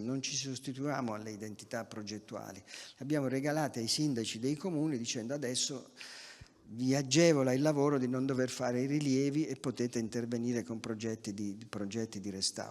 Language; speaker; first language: Italian; native; Italian